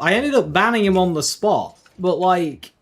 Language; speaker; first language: English; native; English